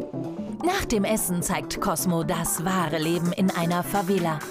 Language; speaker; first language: German; native; German